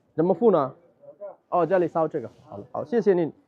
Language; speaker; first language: Chinese; non-native, fluent; Bangla